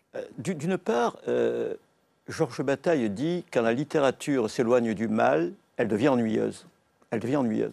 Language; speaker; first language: French; native; French